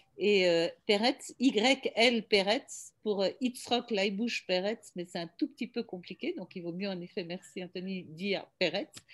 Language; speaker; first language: French; native; French